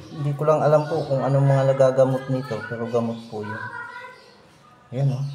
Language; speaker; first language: Filipino; non-native, local second language; Bikol